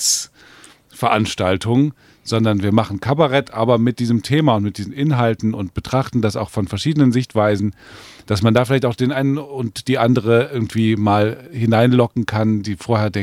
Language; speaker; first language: German; native; German